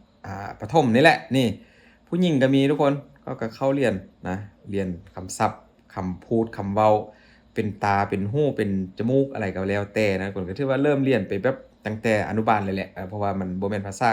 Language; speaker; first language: Thai; non-native, local second language; Northeastern Thai